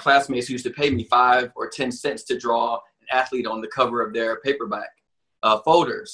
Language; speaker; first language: English; native; English